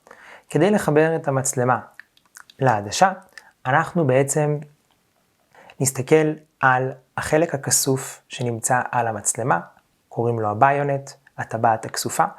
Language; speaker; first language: Hebrew; native; Hebrew